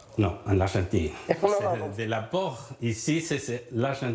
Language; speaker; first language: French; non-native, learner; Spanish